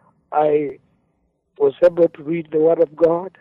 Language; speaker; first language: English; non-native, local second language; Kamba